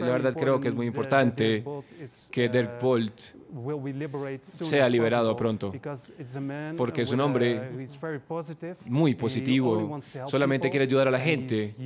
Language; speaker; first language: Spanish; non-native, fluent; Dutch